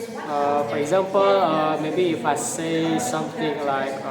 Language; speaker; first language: English; non-native, learner; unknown